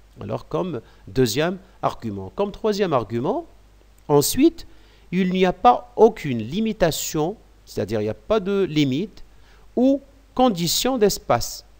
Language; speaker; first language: French; non-native, local second language; Arabic